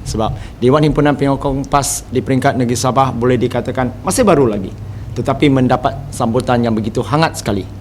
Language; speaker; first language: Malay; non-native, local second language; Chinese